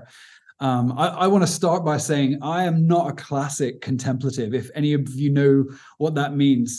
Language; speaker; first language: English; native; English